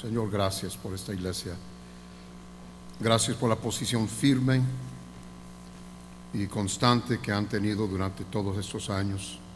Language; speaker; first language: Spanish; non-native, fluent; English